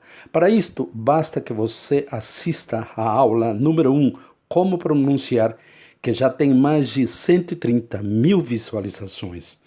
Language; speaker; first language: Portuguese; non-native, fluent; Spanish